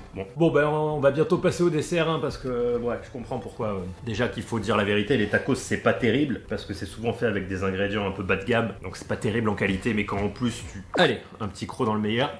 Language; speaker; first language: French; native; French